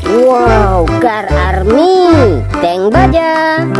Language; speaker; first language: English; non-native, learner; Indonesian